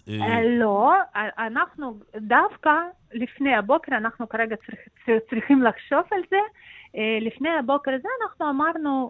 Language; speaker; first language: Hebrew; non-native, fluent; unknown